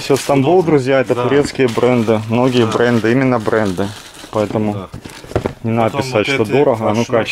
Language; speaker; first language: Russian; native; Russian